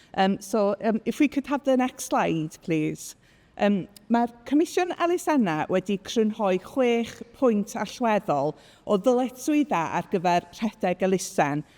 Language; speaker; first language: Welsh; native; Welsh